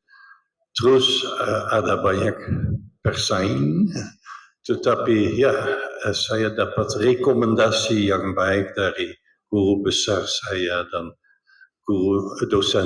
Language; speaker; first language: Indonesian; non-native, fluent; Dutch